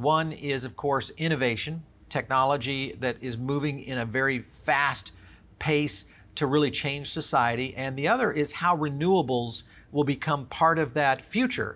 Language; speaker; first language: English; native; English